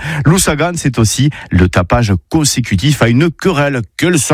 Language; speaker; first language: French; native; French